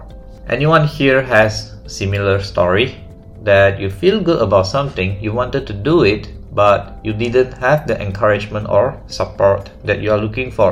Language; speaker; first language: English; non-native, local second language; Chinese